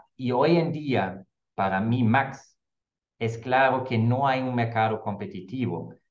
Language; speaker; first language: Spanish; non-native, fluent; German